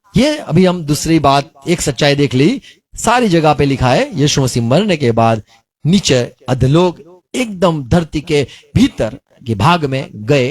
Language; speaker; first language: Hindi; non-native, local second language; Gujarati